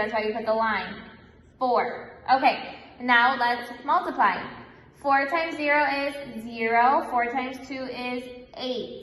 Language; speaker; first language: English; native; English